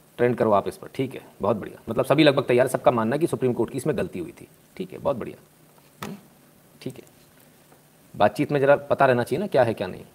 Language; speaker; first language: Hindi; native; Hindi